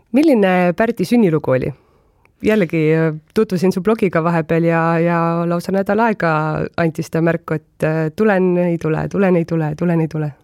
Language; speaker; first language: Estonian; native; Estonian